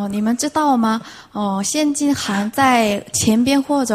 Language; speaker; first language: Chinese; non-native, fluent; Korean